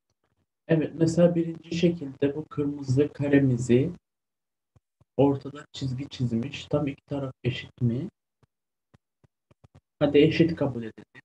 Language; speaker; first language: Turkish; native; Turkish